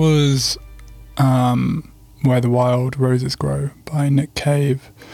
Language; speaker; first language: English; native; English